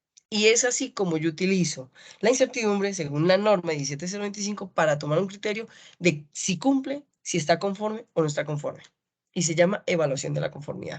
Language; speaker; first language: Spanish; native; Spanish